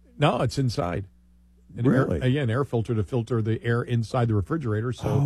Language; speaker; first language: English; native; English